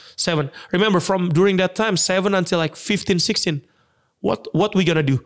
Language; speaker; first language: English; non-native, fluent; Indonesian